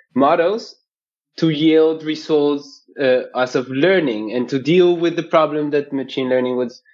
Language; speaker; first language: English; non-native, fluent; Spanish